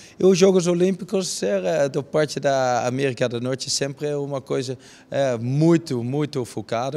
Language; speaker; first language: Portuguese; non-native, learner; Dutch